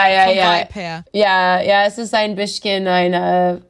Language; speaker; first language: German; non-native, learner; English